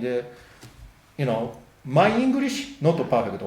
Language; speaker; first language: English; non-native, learner; Japanese